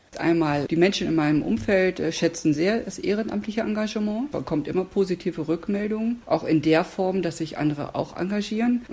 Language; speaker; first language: German; native; German